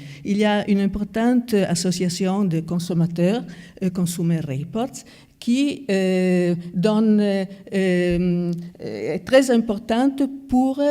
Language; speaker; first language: French; non-native, fluent; Italian